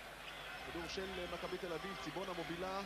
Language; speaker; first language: Hebrew; native; Hebrew